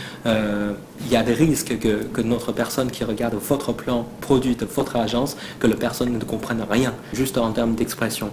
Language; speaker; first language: French; non-native, fluent; Chinese